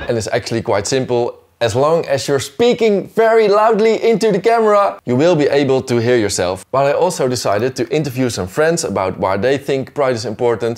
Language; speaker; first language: English; non-native, fluent; Dutch